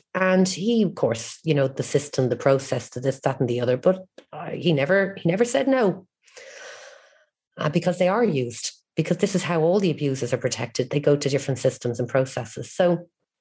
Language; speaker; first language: English; native; English